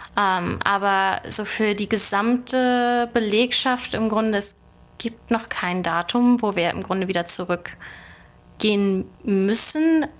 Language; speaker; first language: German; native; German